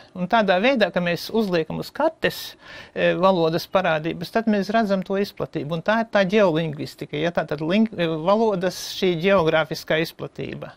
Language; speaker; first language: Latvian; native; Latvian